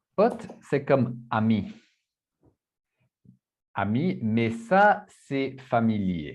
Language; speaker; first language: French; non-native, fluent; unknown